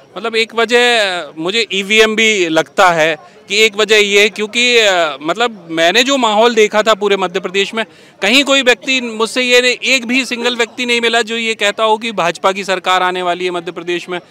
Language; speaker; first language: Hindi; native; Hindi